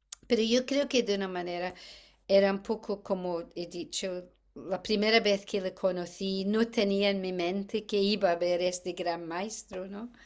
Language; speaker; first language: Spanish; non-native, fluent; English